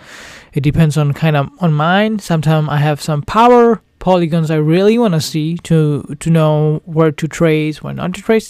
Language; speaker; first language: English; non-native, fluent; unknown